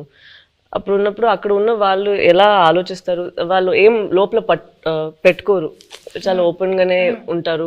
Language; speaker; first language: Telugu; non-native, fluent; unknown